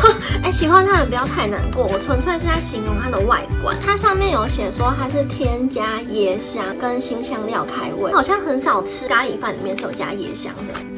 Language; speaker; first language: Chinese; native; Chinese